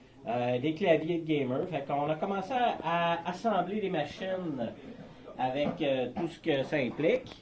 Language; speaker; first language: French; native; French